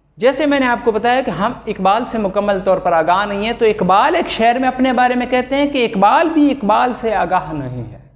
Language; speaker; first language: Urdu; non-native, local second language; Pashto